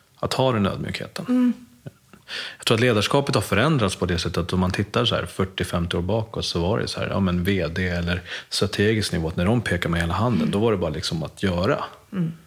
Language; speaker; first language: Swedish; early bilingual, other home language; Spanish